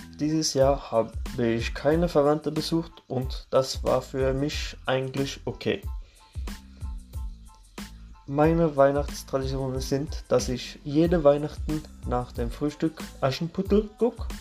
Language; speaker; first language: German; non-native, learner; Norwegian